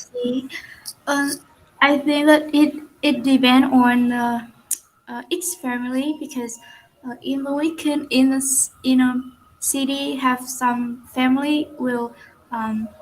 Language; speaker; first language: English; non-native, learner; Vietnamese